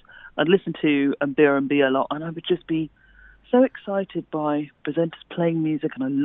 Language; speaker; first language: English; native; English